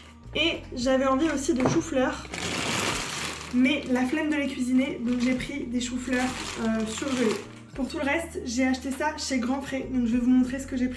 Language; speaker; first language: French; native; French